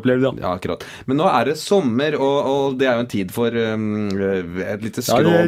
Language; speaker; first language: Norwegian; native; Norwegian